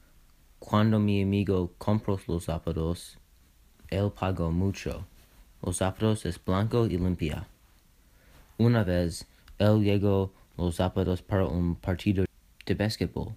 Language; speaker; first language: Spanish; non-native, learner; English